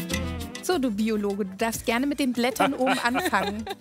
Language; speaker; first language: German; native; German